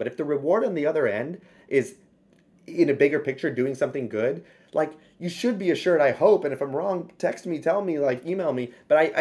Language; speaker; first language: English; native; English